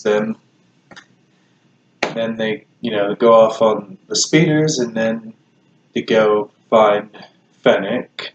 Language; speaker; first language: English; native; English